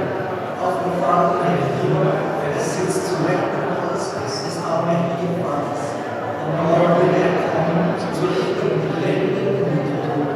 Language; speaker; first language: German; non-native, learner; Indonesian